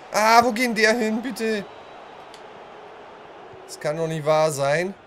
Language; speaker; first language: German; native; German